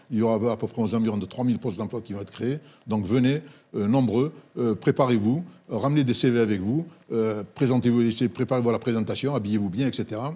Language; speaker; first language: French; non-native, local second language; Arabic